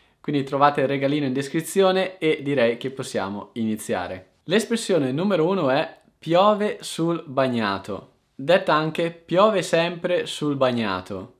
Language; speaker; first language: Italian; native; Italian